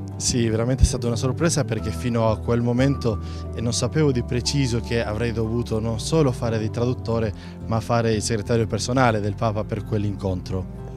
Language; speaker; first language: Italian; non-native, fluent; Spanish